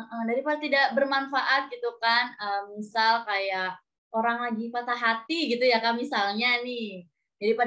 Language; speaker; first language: Indonesian; native; Indonesian